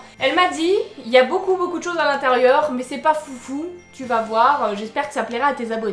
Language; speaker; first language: French; native; French